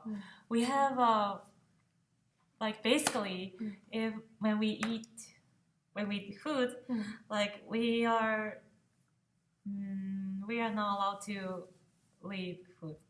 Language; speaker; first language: English; non-native, fluent; Japanese